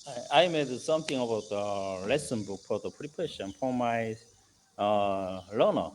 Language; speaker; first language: English; non-native, learner; Korean